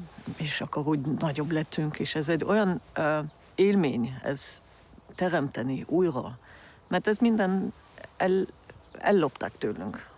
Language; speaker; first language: Hungarian; early bilingual, heritage; Hungarian